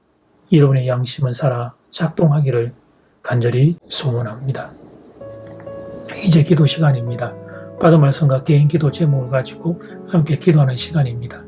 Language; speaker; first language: Korean; native; Korean